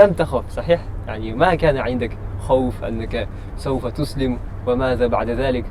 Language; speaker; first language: Arabic; non-native, fluent; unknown